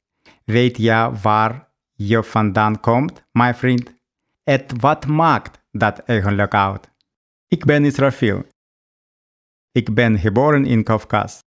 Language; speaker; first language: Dutch; non-native, learner; Russian